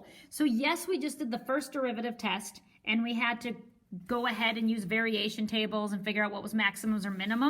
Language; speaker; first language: English; native; English